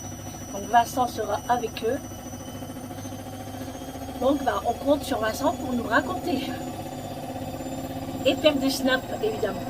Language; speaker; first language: French; native; French